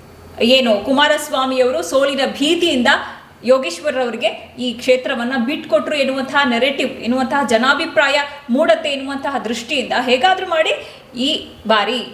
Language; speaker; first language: Kannada; native; Kannada